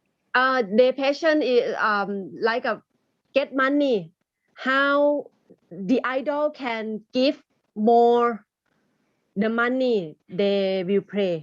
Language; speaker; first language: English; non-native, learner; Thai